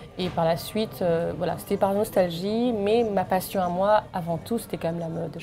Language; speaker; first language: French; early bilingual, other home language; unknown